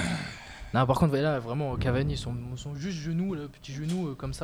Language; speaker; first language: French; native; French